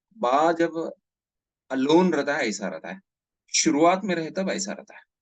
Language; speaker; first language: Hindi; non-native, local second language; Urdu